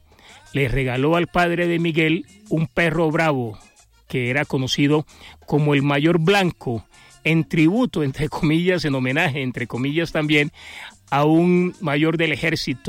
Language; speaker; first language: Spanish; native; Spanish